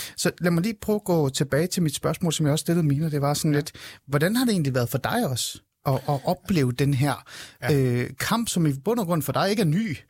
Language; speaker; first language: Danish; early bilingual, other home language; Persian